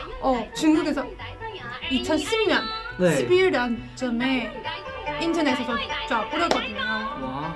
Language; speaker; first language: Korean; non-native, learner; Chinese